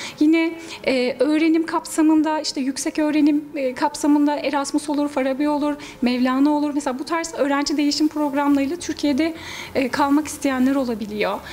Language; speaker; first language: Turkish; native; Turkish